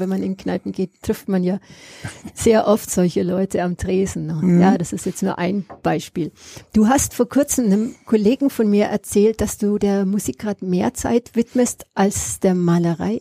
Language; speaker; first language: German; native; German